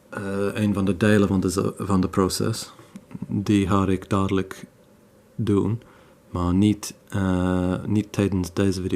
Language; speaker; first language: Dutch; non-native, fluent; English